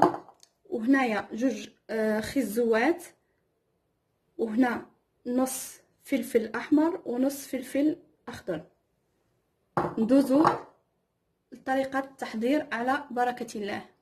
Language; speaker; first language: Arabic; native; Arabic